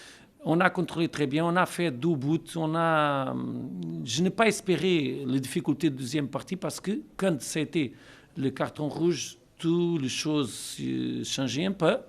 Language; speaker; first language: French; non-native, learner; Portuguese